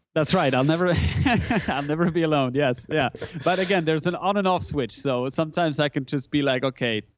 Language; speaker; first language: English; non-native, fluent; German